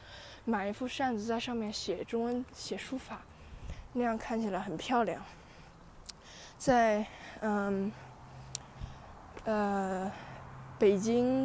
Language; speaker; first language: Chinese; early bilingual, heritage; Chinese